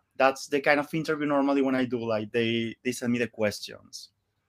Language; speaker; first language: English; non-native, learner; Spanish